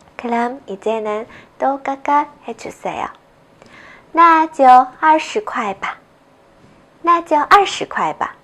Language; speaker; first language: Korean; non-native, fluent; Chinese